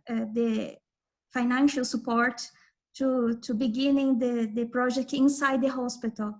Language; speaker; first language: English; non-native, fluent; Portuguese